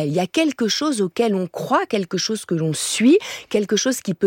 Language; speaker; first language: French; native; French